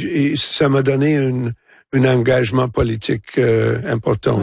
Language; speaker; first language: French; non-native, local second language; English